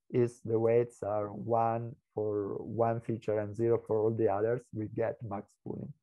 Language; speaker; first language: English; non-native, fluent; Italian